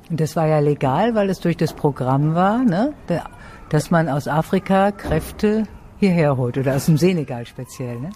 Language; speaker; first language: German; native; German